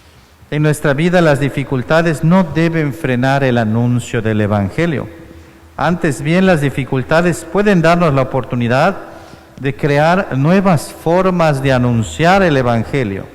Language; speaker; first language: Spanish; native; Spanish